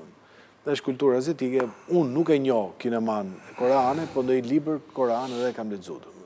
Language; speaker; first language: Albanian; native; Albanian